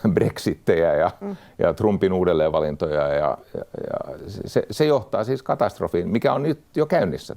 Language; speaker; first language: Finnish; native; Finnish